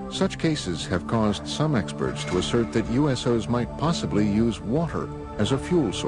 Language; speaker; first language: English; native; English